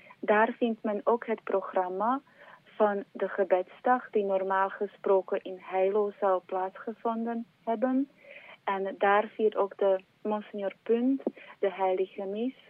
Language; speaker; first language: Dutch; non-native, fluent; Slovak